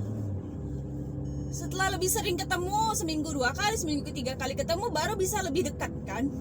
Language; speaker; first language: Indonesian; native; Indonesian